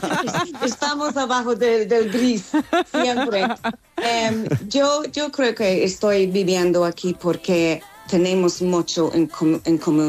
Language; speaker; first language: Spanish; non-native, fluent; English